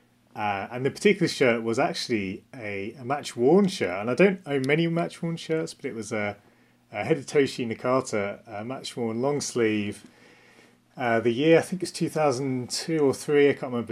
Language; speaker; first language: English; native; English